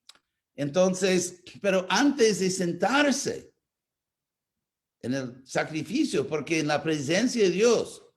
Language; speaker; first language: Spanish; non-native, fluent; English